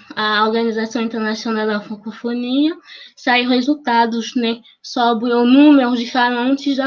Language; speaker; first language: Portuguese; non-native, fluent; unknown